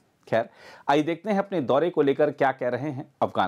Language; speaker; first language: Hindi; native; Hindi